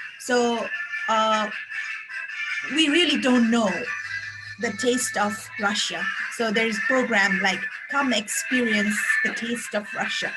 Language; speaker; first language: English; non-native, fluent; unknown